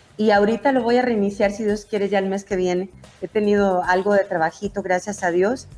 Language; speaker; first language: Spanish; native; Spanish